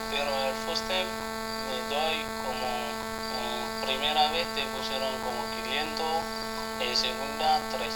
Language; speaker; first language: Spanish; non-native, learner; Haitian Creole